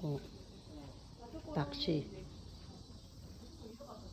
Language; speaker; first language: Japanese; non-native, learner; Filipino